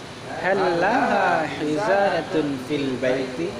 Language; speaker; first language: Arabic; non-native, learner; Indonesian